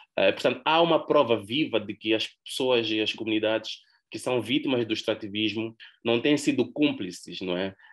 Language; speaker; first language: Portuguese; native; Portuguese